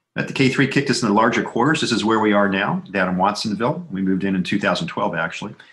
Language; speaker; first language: English; native; English